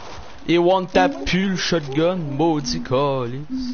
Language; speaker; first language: French; native; French